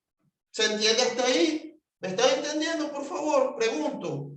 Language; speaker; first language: Spanish; native; Spanish